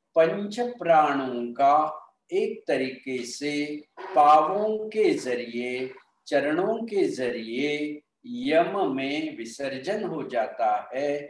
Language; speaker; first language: Hindi; non-native, local second language; Marathi